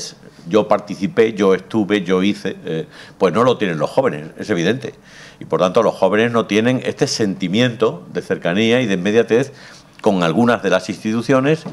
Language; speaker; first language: Spanish; native; Spanish